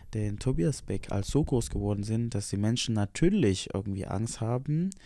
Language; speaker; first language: German; non-native, fluent; Indonesian